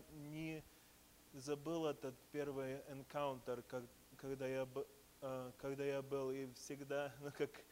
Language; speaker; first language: Russian; early bilingual, heritage; Russian